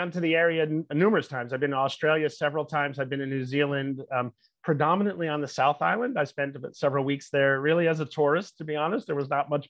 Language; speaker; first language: English; native; English